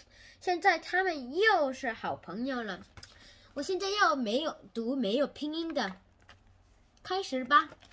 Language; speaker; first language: Chinese; non-native, learner; Korean